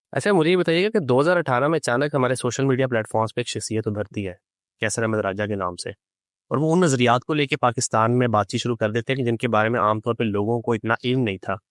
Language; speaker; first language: Urdu; native; Urdu